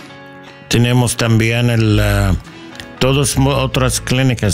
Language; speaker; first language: Spanish; non-native, learner; English